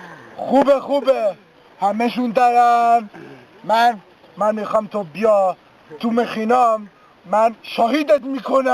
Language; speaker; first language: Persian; early bilingual, heritage; Hebrew